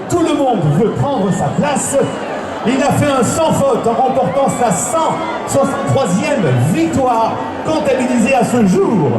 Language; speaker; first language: French; native; French